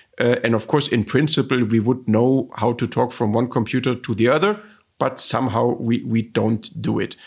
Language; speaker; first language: English; non-native, fluent; German